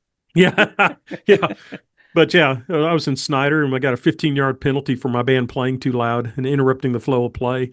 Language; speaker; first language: English; native; English